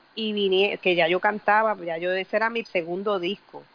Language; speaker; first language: Spanish; native; Spanish